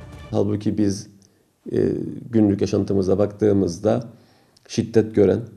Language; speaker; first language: Turkish; native; Turkish